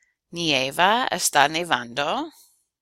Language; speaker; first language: Spanish; non-native, fluent; English